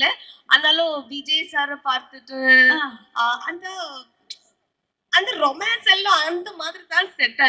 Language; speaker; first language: Tamil; non-native, learner; Malayalam